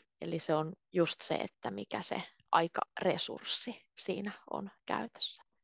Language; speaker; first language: Finnish; native; Finnish